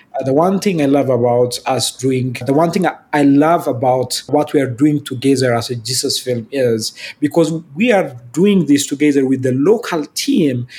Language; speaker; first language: English; non-native, fluent; Amharic